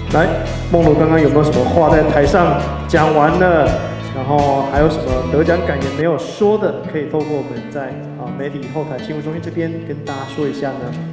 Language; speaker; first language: Chinese; native; Chinese